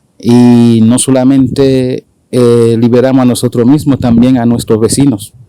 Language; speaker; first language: Spanish; non-native, fluent; Haitian Creole